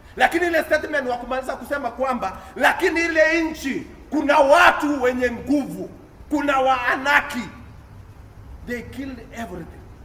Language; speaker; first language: Swahili; non-native, local second language; Kalenjin